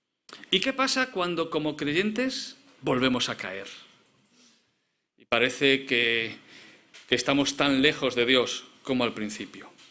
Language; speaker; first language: Spanish; native; Spanish